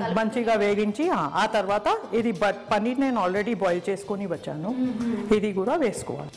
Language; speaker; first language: Telugu; non-native, local second language; Hindi